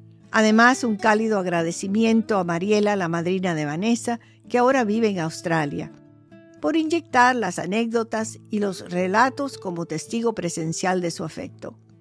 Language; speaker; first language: Spanish; early bilingual, heritage; Spanish